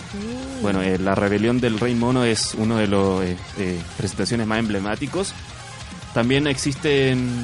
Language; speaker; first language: Spanish; non-native, fluent; Chinese